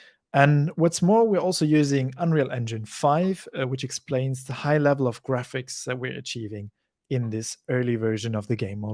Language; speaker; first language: English; non-native, fluent; German